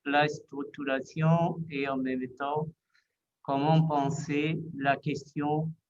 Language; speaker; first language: French; non-native, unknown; Portuguese